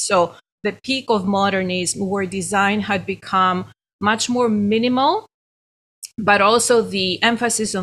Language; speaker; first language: English; non-native, fluent; Greek